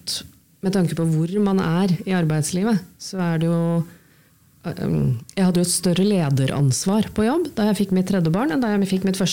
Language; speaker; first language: Norwegian; native; Norwegian